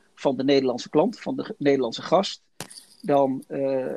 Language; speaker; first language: Dutch; native; Dutch